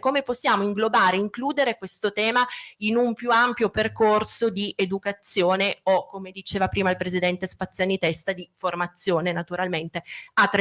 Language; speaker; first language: Italian; native; Italian